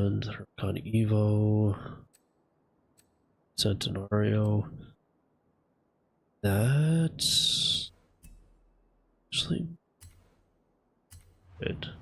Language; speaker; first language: English; native; English